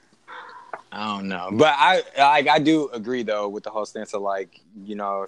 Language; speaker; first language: English; native; English